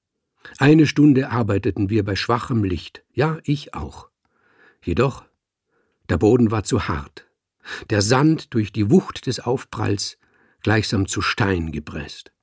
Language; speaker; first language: German; native; German